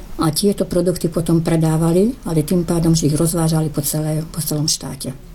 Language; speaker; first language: Slovak; early bilingual, heritage; Slovak